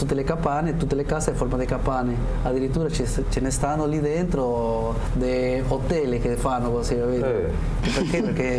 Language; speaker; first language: Italian; non-native, learner; Spanish